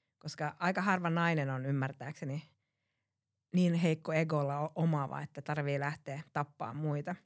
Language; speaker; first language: Finnish; early bilingual, heritage; Finnish